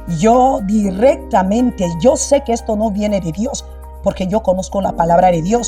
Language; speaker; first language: Spanish; non-native, local second language; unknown